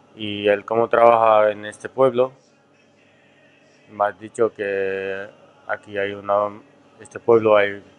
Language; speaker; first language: Spanish; non-native, fluent; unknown